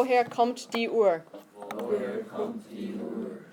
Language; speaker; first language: German; non-native, fluent; English